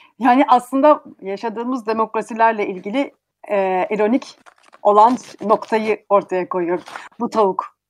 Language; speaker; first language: Turkish; native; Turkish